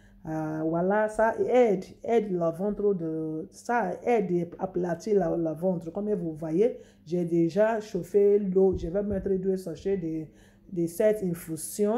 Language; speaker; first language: French; non-native, fluent; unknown